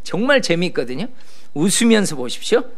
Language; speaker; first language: Korean; native; Korean